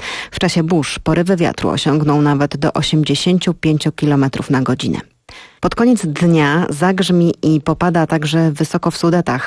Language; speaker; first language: Polish; native; Polish